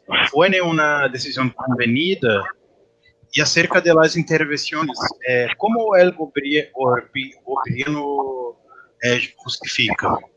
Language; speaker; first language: Spanish; non-native, learner; Portuguese